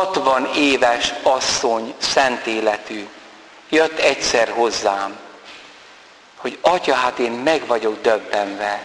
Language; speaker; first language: Hungarian; native; Hungarian